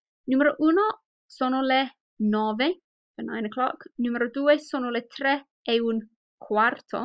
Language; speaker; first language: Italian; non-native, fluent; English